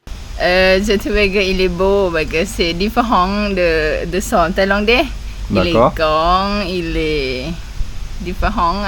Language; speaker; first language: French; non-native, learner; Thai